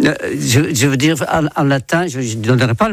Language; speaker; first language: French; non-native, fluent; Dutch